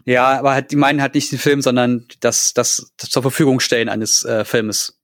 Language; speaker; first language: German; native; German